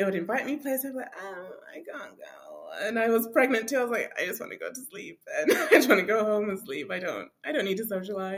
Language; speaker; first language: English; native; English